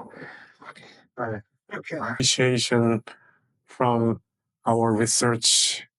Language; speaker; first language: English; non-native, fluent; Korean